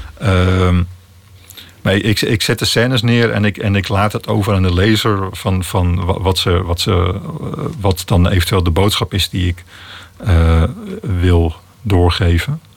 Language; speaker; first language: Dutch; native; Dutch